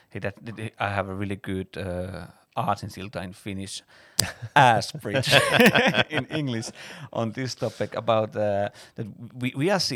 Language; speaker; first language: English; non-native, fluent; Finnish